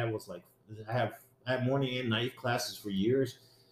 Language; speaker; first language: English; native; English